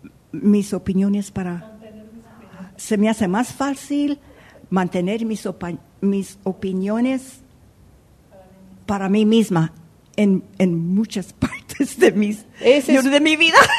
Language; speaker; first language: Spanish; early bilingual, heritage; Spanish